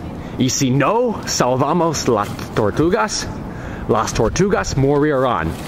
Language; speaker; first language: Spanish; non-native, learner; English